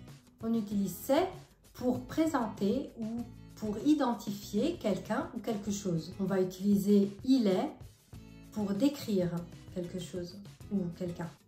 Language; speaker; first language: French; non-native, fluent; Italian